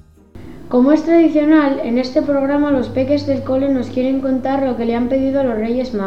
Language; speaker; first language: Spanish; native; Spanish